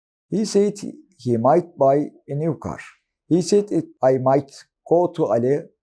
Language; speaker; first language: English; non-native, fluent; Turkish